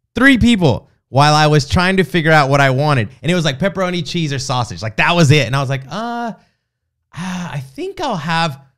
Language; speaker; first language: English; native; English